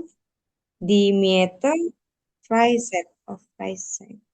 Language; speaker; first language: German; non-native, learner; Indonesian